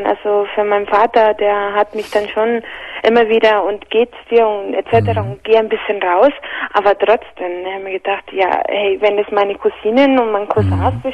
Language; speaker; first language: German; early bilingual, other home language; Spanish